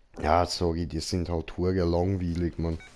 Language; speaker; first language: German; native; German